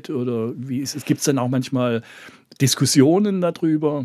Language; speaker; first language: German; native; German